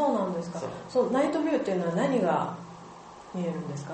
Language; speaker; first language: Japanese; native; Japanese